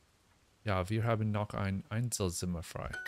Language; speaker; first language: German; non-native, learner; English